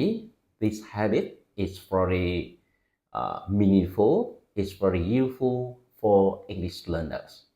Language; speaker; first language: English; non-native, fluent; Vietnamese